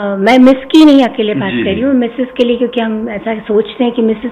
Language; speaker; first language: Hindi; native; Hindi